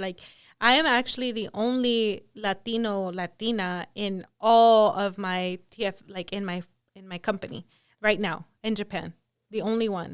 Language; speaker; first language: English; early bilingual, other home language; Spanish